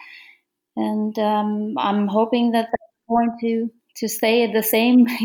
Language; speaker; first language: English; non-native, fluent; Romanian